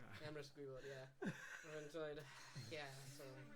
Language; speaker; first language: Welsh; native; Welsh